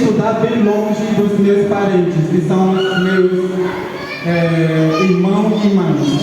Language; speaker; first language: Portuguese; non-native, local second language; Ticuna